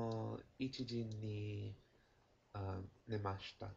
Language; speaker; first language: Japanese; non-native, learner; English